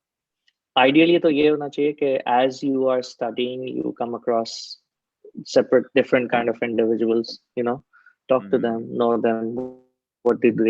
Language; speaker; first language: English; non-native, local second language; Hindi